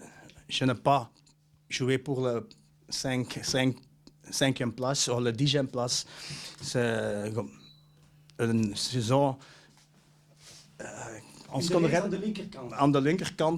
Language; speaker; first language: French; non-native, local second language; Dutch